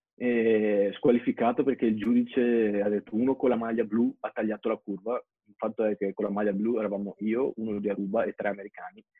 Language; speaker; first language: Italian; native; Italian